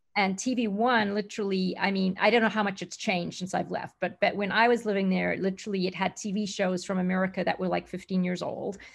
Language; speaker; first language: English; native; English